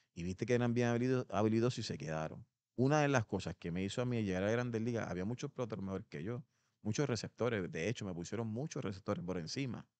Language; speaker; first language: Spanish; native; Spanish